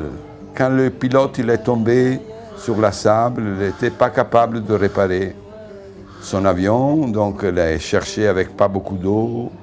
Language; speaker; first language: French; non-native, fluent; Italian